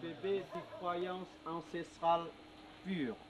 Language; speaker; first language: French; non-native, learner; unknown